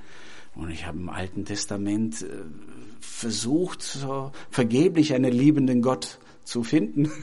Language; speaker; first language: German; non-native, fluent; Albanian